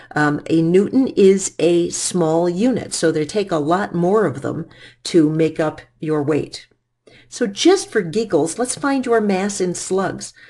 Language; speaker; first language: English; native; English